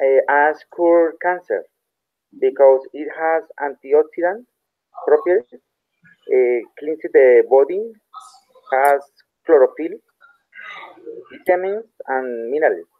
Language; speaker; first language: English; non-native, learner; Spanish